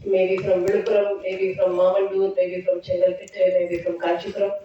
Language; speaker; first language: English; non-native, local second language; Tamil